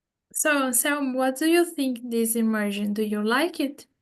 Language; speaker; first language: English; non-native, fluent; Portuguese